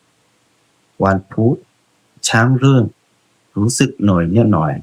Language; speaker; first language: Thai; non-native, fluent; Burmese